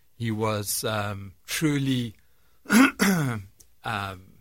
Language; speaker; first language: English; native; English